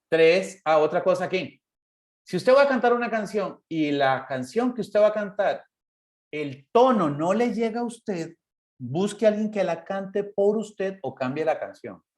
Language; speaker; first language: Spanish; native; Spanish